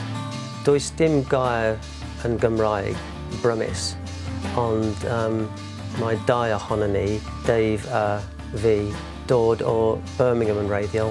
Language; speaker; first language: Welsh; non-native, learner; English